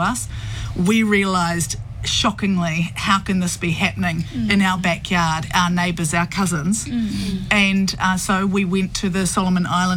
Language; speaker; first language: English; native; English